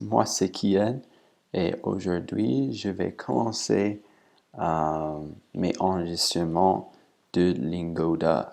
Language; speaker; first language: French; non-native, learner; English